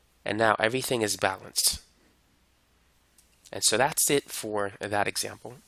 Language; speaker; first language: English; native; English